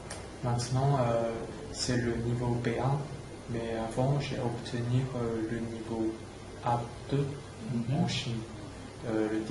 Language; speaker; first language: French; non-native, learner; Chinese